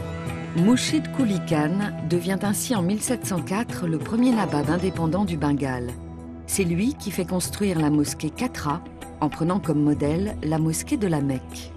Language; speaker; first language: French; native; French